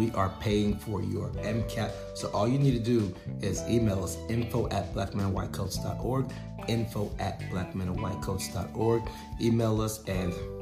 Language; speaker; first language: English; native; English